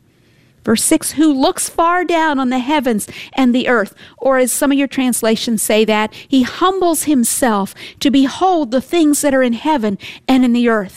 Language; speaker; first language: English; native; English